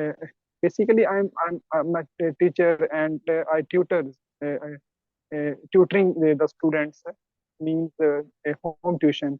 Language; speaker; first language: English; non-native, learner; Urdu